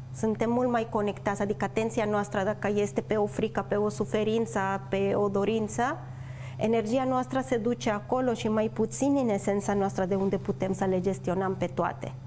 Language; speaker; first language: Romanian; non-native, fluent; Spanish